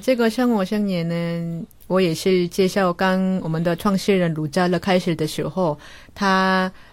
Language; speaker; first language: Chinese; non-native, fluent; Korean